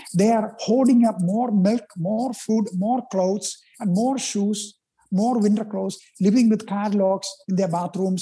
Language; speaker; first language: English; non-native, local second language; Malayalam